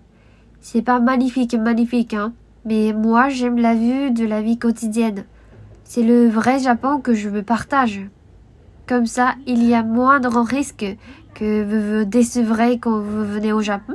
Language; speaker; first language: French; non-native, fluent; Japanese